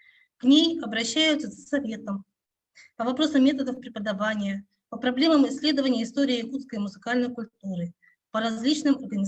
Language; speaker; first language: Russian; native; Russian